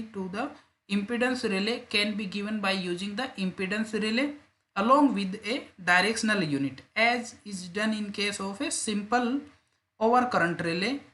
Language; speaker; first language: English; non-native, local second language; Hindi